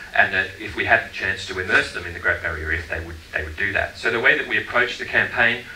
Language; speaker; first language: English; native; English